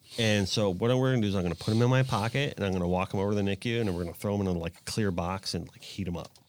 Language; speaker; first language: English; native; English